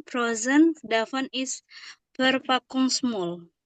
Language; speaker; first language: German; non-native, learner; Indonesian